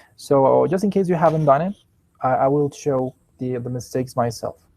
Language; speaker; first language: English; non-native, fluent; Spanish